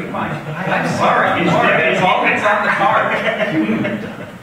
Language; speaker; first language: English; native; English